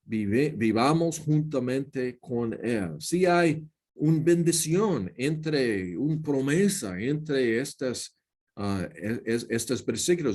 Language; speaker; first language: Spanish; non-native, learner; English